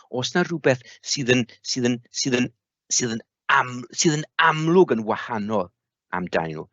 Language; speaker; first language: Welsh; native; Welsh